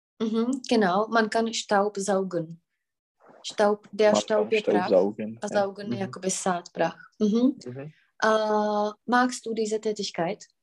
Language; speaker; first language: German; non-native, fluent; Czech